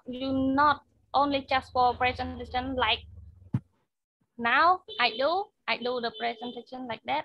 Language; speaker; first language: English; non-native, learner; Khmer